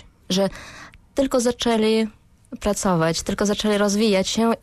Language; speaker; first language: Polish; non-native, fluent; Russian